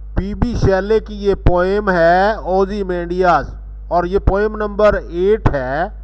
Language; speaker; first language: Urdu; non-native, local second language; Punjabi